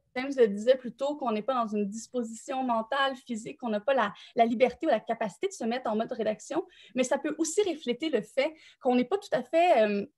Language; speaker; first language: French; native; French